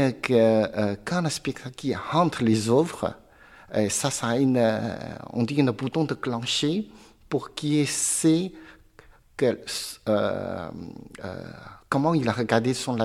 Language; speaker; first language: French; non-native, learner; Chinese